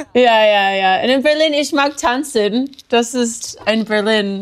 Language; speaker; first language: German; non-native, learner; English